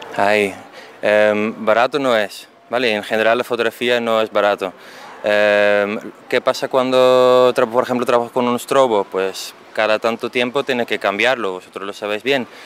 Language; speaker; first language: Spanish; non-native, fluent; Dutch